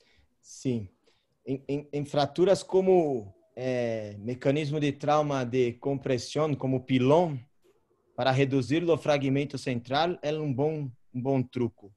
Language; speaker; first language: Spanish; non-native, learner; Portuguese